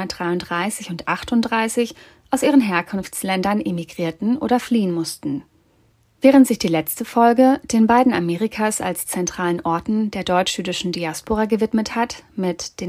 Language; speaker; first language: German; native; German